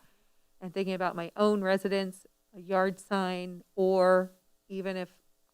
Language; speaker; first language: English; native; English